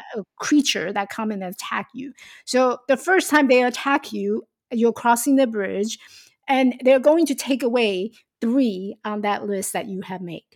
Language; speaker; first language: English; non-native, fluent; Chinese